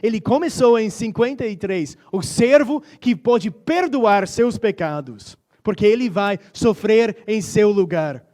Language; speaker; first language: Portuguese; non-native, fluent; English